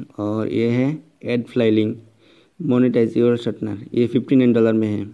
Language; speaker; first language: Hindi; non-native, local second language; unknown